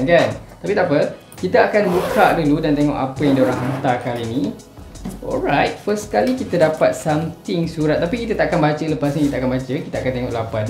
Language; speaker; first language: Malay; native; Malay